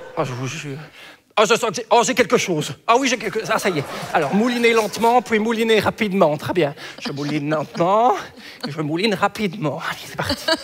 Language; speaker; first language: French; native; French